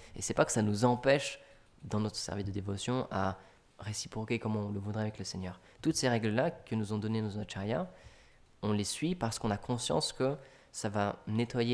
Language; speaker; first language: French; native; French